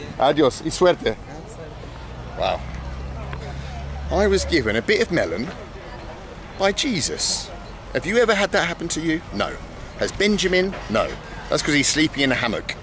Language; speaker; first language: English; native; English